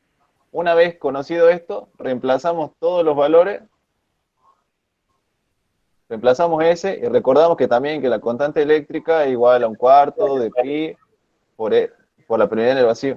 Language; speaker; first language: Spanish; native; Spanish